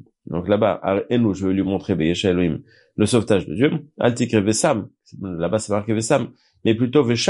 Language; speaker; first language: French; native; French